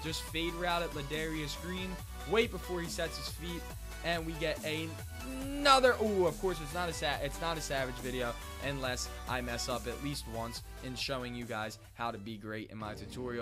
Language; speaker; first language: English; native; English